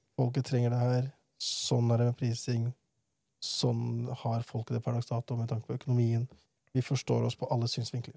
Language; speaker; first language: Norwegian; early bilingual, other home language; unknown